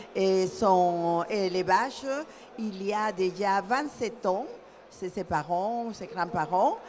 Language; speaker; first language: French; non-native, fluent; Spanish